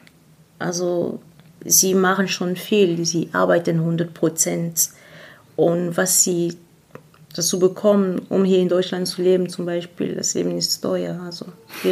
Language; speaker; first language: German; non-native, fluent; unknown